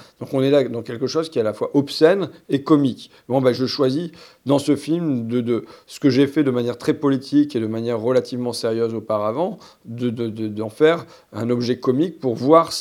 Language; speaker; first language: French; native; French